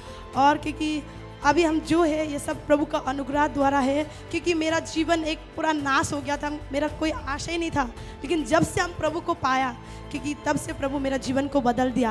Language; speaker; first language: Hindi; non-native, local second language; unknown